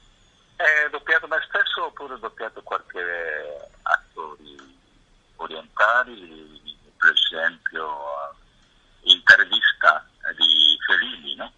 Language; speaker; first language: Italian; non-native, fluent; Japanese